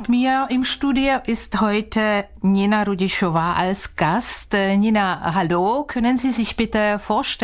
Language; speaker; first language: German; non-native, fluent; Czech